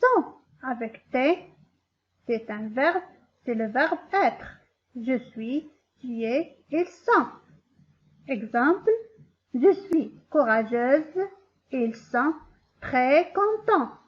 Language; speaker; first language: French; non-native, local second language; Arabic